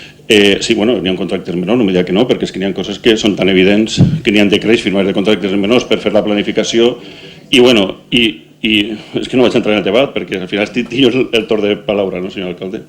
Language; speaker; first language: Catalan; native; Catalan